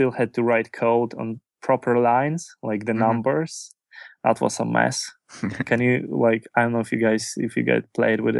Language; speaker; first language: English; non-native, fluent; Polish